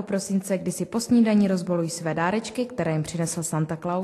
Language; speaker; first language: Czech; native; Czech